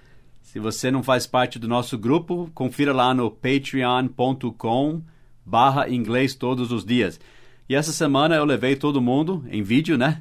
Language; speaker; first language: Portuguese; early bilingual, other home language; English